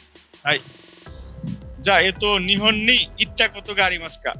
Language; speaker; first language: Japanese; non-native, fluent; Bangla